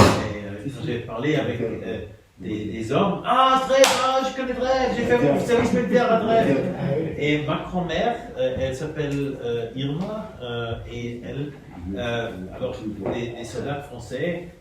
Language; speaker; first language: French; non-native, fluent; German